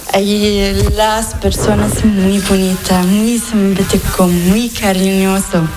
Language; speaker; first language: Spanish; non-native, learner; Arabic